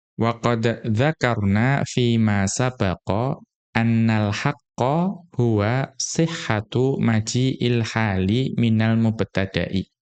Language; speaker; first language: Arabic; non-native, fluent; Indonesian